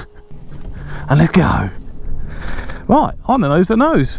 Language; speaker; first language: English; native; English